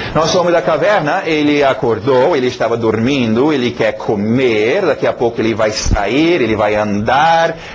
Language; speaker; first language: Portuguese; non-native, fluent; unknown